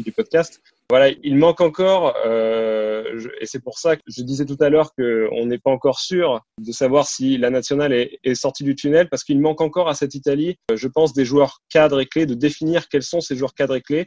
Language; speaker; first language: French; native; French